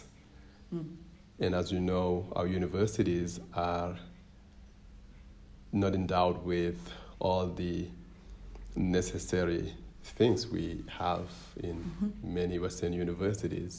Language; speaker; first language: English; non-native, fluent; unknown